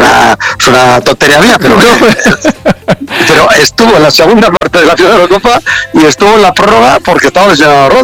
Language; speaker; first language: Spanish; native; Spanish